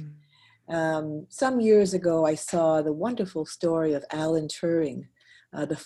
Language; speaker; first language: English; native; English